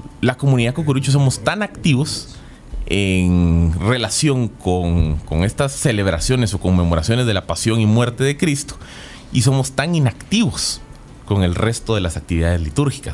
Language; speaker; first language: Spanish; native; Spanish